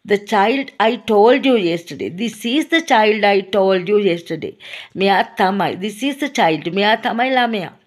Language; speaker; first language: English; non-native, local second language; Sinhala